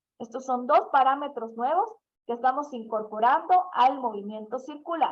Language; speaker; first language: Spanish; native; Spanish